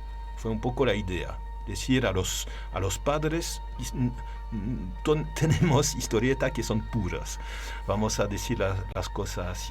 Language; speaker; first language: Spanish; non-native, learner; French